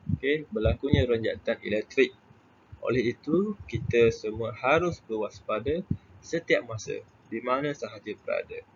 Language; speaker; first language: Malay; native; Malay